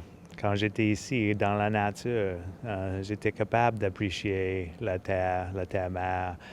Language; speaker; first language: French; non-native, local second language; English